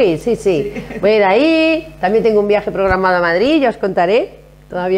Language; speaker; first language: Spanish; native; Spanish